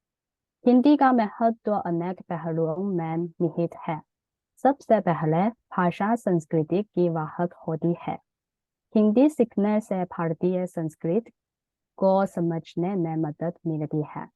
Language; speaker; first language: Hindi; non-native, learner; Chinese